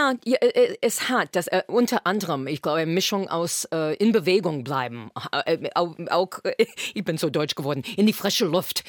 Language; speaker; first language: German; non-native, fluent; English